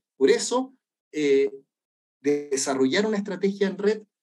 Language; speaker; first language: Spanish; native; Spanish